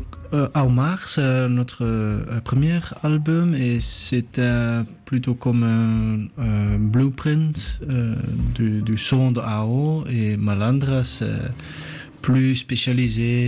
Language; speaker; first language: French; non-native, fluent; Dutch